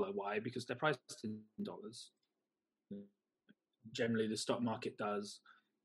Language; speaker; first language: English; native; English